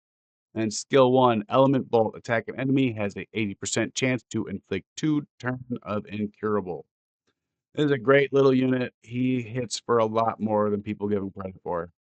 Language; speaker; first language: English; native; English